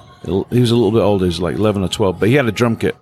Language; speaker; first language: English; native; English